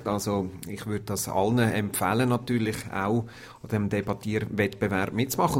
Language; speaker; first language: German; native; German